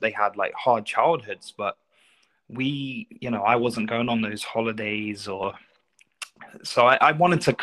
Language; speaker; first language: English; native; English